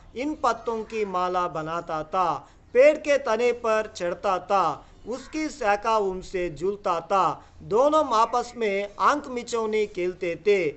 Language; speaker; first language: Hindi; non-native, local second language; Telugu